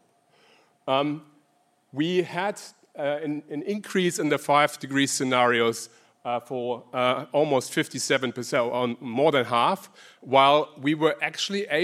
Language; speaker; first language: English; non-native, fluent; German